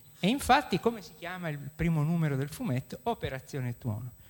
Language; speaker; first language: Italian; native; Italian